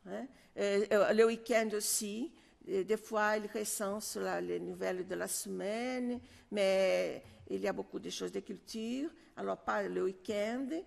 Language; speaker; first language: French; non-native, fluent; Portuguese